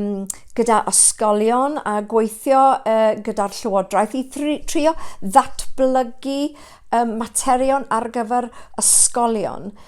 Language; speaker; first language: Welsh; non-native, local second language; English